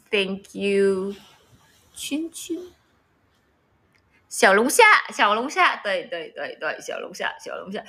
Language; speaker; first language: Chinese; non-native, learner; Vietnamese